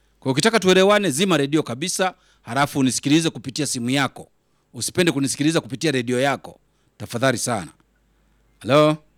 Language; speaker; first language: Swahili; native; Swahili